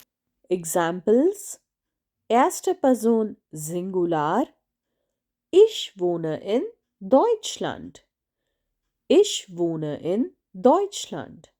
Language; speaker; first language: German; non-native, fluent; Hindi